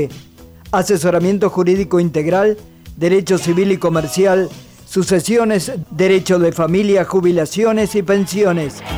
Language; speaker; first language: Spanish; native; Spanish